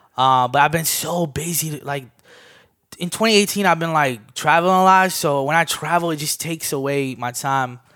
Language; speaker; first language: English; early bilingual, other home language; Armenian